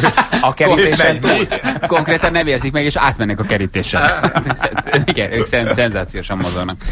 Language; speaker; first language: Hungarian; native; Hungarian